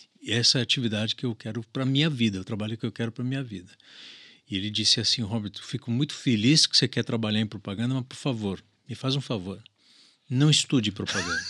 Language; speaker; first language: Portuguese; early bilingual, other home language; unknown